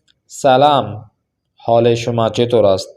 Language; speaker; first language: Persian; non-native, fluent; Urdu